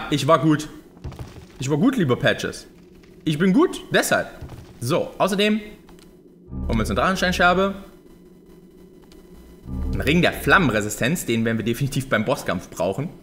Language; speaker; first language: German; native; German